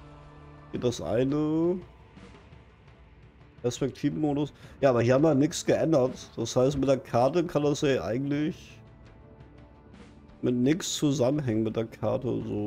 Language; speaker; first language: German; native; German